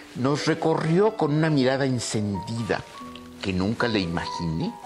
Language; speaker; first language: Spanish; native; Spanish